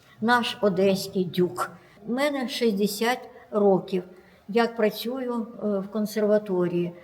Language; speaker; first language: Ukrainian; non-native, local second language; Russian